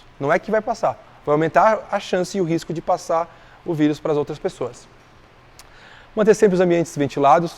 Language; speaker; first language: Portuguese; native; Portuguese